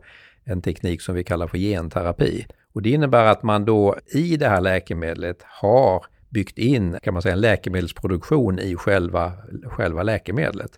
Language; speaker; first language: Swedish; native; Swedish